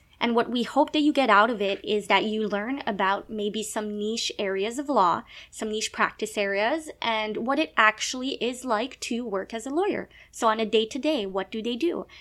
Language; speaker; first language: English; non-native, local second language; French